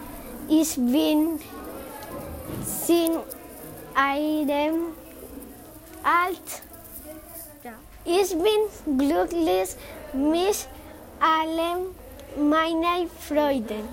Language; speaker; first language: German; non-native, learner; Spanish